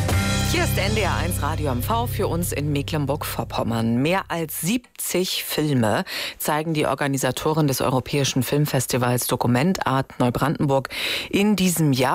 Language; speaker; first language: German; native; German